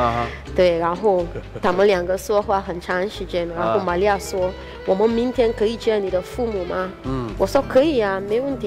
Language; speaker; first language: Chinese; non-native, fluent; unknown